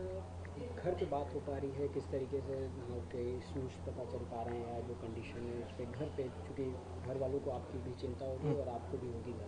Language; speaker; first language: Hindi; native; Hindi